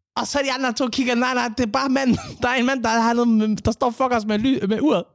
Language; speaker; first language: Danish; early bilingual, other home language; Somali